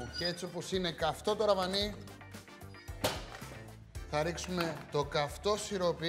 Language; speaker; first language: Greek; native; Greek